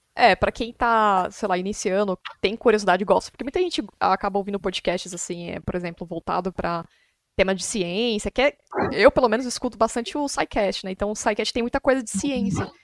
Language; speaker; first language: Portuguese; native; Portuguese